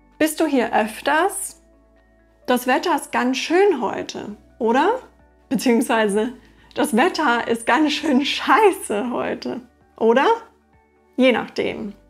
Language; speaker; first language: German; non-native, fluent; English